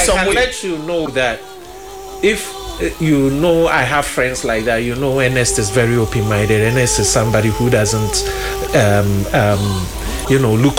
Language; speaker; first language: English; non-native, local second language; Akan